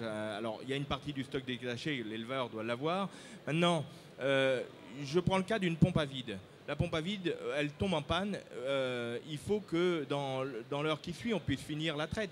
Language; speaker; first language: French; native; French